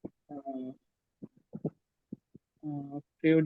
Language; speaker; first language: German; non-native, learner; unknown